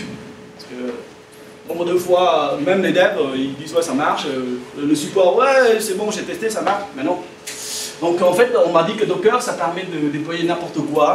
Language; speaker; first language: French; native; French